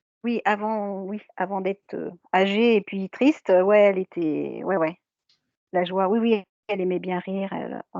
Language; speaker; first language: French; native; French